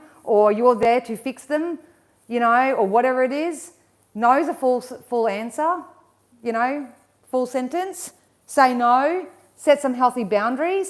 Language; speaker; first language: English; native; English